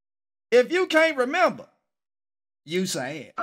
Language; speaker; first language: English; native; English